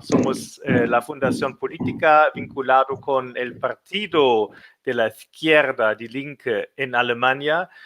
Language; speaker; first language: Spanish; non-native, fluent; German